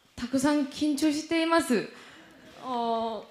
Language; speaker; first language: Japanese; non-native, learner; Korean